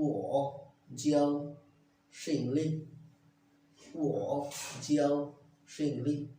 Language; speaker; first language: Chinese; non-native, learner; Bangla